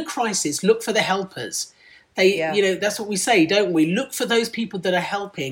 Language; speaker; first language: English; non-native, local second language; Punjabi